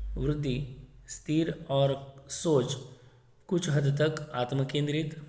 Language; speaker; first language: Hindi; non-native, local second language; Marathi